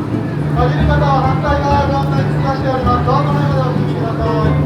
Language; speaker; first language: Japanese; native; Japanese